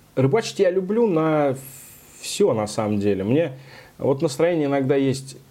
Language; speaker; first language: Russian; native; Russian